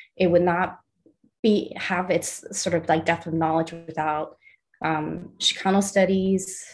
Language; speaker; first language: English; early bilingual, other home language; Chinese